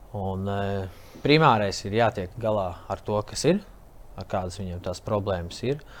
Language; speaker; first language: Latvian; native; Latvian